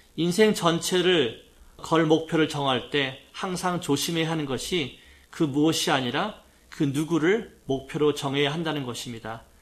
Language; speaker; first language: Korean; native; Korean